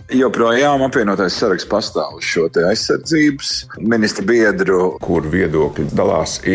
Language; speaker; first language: Latvian; native; Latvian